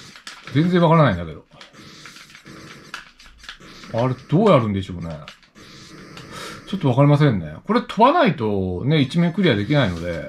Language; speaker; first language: Japanese; native; Japanese